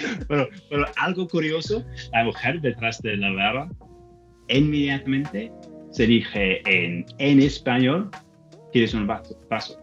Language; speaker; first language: Spanish; non-native, learner; English